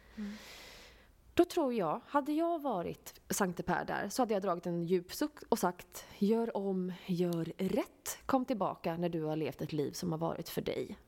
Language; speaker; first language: Swedish; native; Swedish